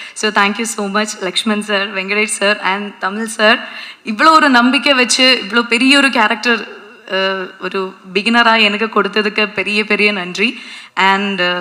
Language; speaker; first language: Tamil; non-native, fluent; Malayalam